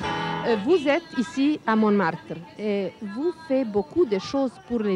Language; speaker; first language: French; non-native, learner; Serbian